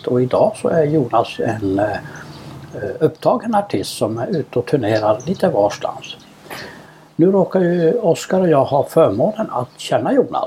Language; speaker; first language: Swedish; native; Swedish